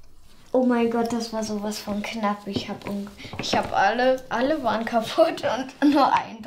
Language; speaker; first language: German; native; German